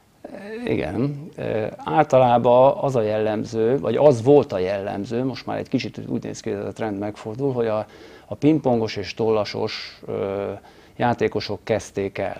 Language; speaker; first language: Hungarian; native; Hungarian